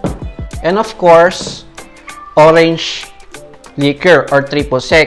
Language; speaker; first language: English; non-native, local second language; Filipino